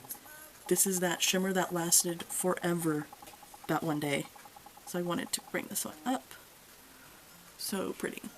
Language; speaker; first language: English; native; English